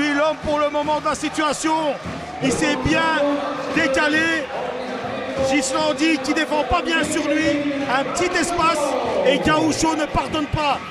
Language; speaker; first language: French; native; French